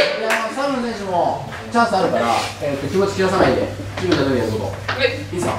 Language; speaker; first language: Japanese; native; Japanese